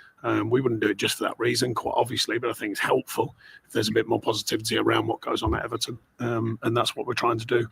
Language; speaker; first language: English; native; English